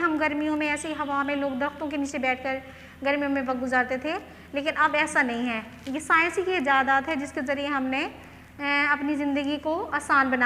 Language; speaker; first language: Hindi; non-native, local second language; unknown